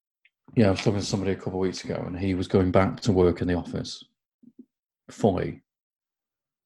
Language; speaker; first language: English; native; English